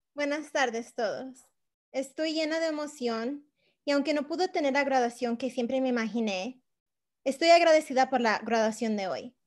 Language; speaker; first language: Spanish; native; Spanish